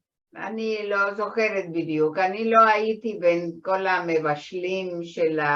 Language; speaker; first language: Hebrew; non-native, fluent; Spanish